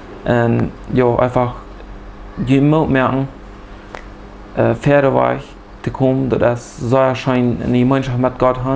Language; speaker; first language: German; early bilingual, heritage; Plautdietsch